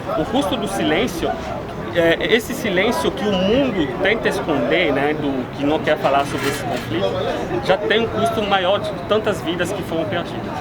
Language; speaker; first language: Portuguese; non-native, fluent; Lingala